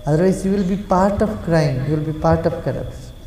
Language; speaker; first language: English; non-native, local second language; Telugu